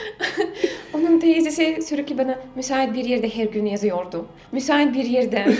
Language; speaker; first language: Turkish; non-native, fluent; Russian